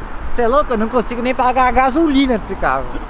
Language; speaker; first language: Portuguese; native; Portuguese